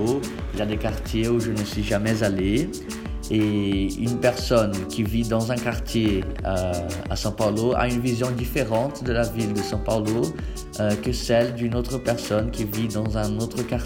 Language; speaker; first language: French; non-native, fluent; Portuguese